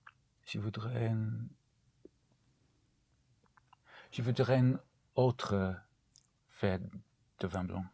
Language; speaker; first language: French; non-native, learner; English